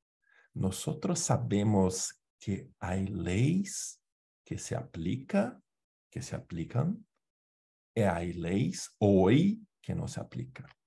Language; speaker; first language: Spanish; non-native, fluent; Portuguese